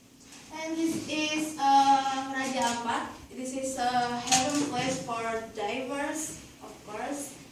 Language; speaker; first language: English; non-native, learner; Indonesian